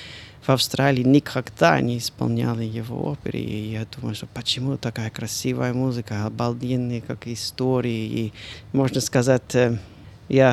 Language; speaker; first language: Russian; non-native, fluent; English